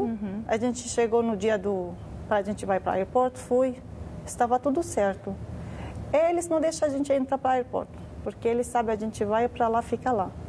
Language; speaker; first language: Portuguese; non-native, learner; Arabic